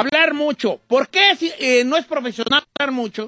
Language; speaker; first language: Spanish; native; Spanish